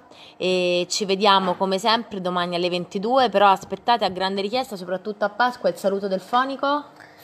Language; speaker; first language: Italian; native; Italian